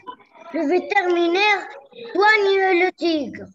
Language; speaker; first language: French; non-native, local second language; Arabic